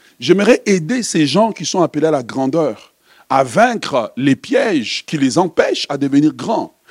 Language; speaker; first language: French; non-native, local second language; Lingala